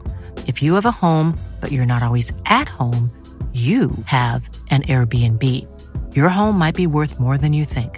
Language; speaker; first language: English; native; English